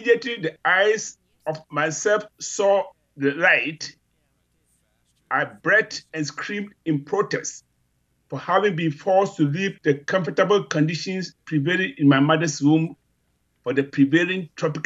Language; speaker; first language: English; non-native, local second language; Akan